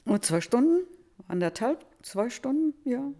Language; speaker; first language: German; early bilingual, heritage; Russian